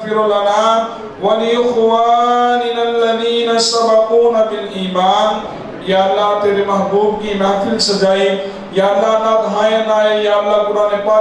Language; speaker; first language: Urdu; non-native, local second language; Punjabi